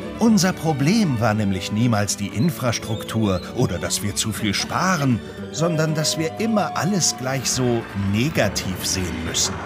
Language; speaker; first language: German; native; German